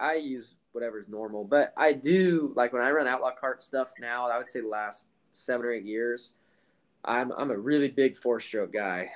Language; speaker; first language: English; native; English